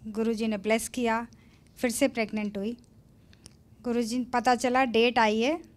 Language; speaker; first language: Hindi; native; Hindi